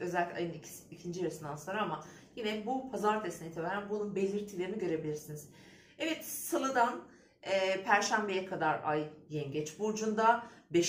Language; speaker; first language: Turkish; native; Turkish